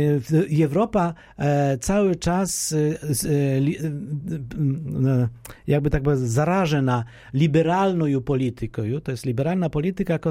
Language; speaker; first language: Polish; non-native, fluent; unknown